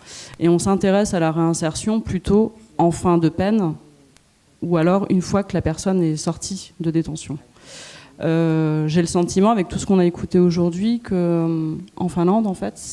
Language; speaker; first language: French; native; French